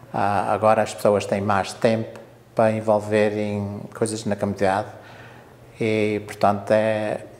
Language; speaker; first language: Portuguese; early bilingual, heritage; English